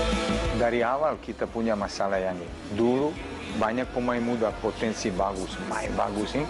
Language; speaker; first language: Indonesian; non-native, fluent; Serbian